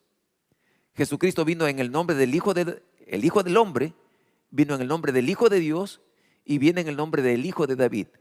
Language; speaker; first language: Spanish; native; Spanish